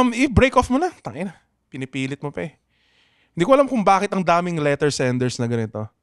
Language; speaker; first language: Filipino; non-native, local second language; Pangasinan